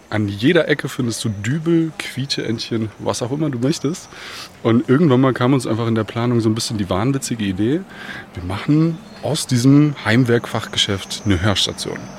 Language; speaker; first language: German; early bilingual, other home language; Bosnian